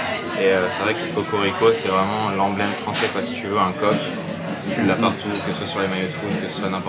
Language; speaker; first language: French; native; French